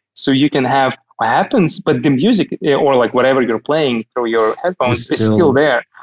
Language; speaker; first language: English; non-native, fluent; Russian